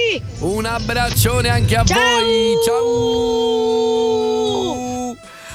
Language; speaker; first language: Italian; native; Italian